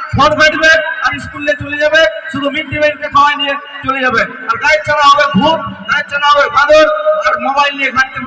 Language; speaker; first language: Bangla; native; Bangla